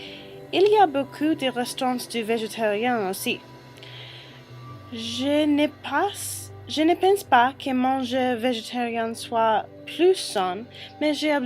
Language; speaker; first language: French; non-native, learner; English